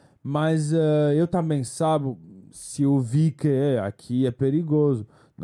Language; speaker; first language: Portuguese; non-native, fluent; French